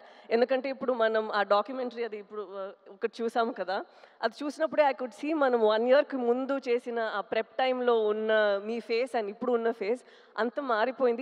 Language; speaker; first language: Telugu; non-native, local second language; Tamil